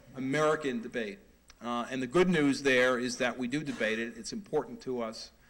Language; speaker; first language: English; native; English